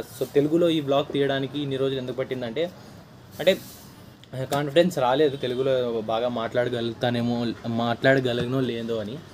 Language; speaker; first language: Telugu; non-native, local second language; Urdu